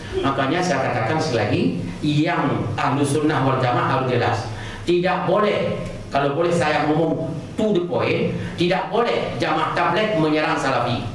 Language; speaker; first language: Indonesian; non-native, local second language; Achinese